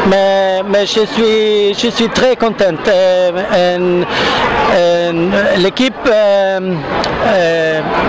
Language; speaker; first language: French; non-native, learner; Norwegian